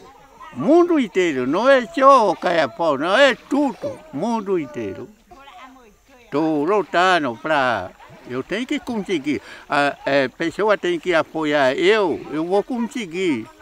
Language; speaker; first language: Portuguese; non-native, local second language; Kayapó